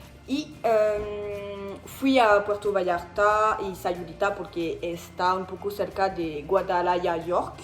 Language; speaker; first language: Spanish; non-native, learner; French